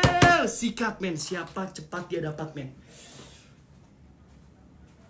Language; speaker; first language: Indonesian; native; Indonesian